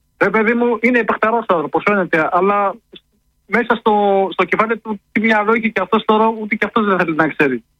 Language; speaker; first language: Greek; native; Greek